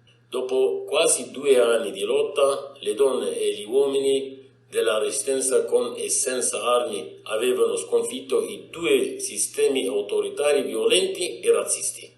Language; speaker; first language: Italian; non-native, fluent; Kurdish